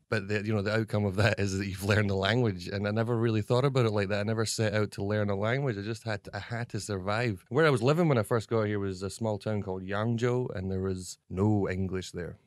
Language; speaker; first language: English; native; English